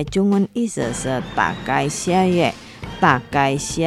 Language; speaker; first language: Chinese; non-native, fluent; Indonesian